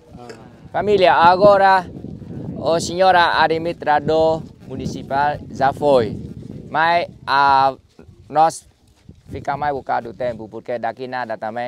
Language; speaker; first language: Portuguese; non-native, learner; Vietnamese